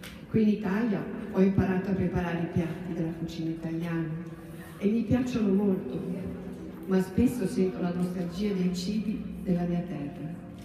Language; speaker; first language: Italian; non-native, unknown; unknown